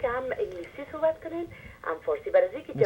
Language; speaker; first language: Persian; native; Persian